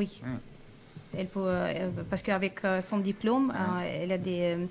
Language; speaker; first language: French; non-native, fluent; Russian